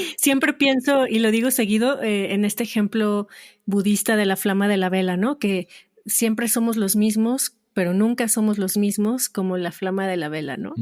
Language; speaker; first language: Spanish; native; Spanish